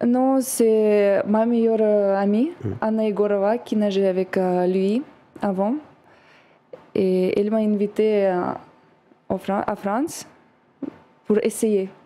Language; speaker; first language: French; non-native, learner; Russian